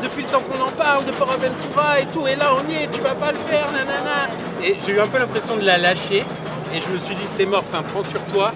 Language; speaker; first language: French; native; French